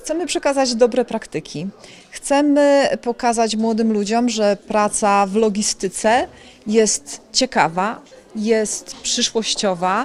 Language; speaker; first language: Polish; native; Polish